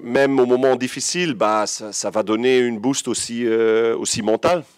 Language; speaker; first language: French; non-native, local second language; Dutch